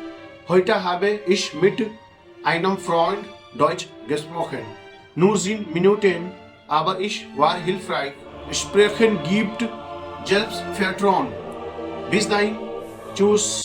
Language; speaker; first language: German; non-native, learner; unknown